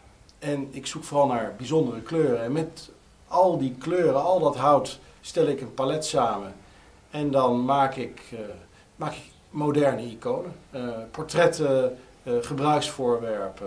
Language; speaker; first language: Dutch; native; Dutch